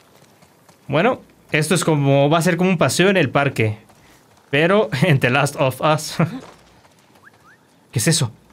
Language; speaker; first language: Spanish; native; Spanish